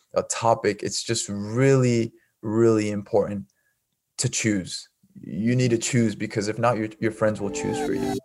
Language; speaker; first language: English; early bilingual, other home language; Spanish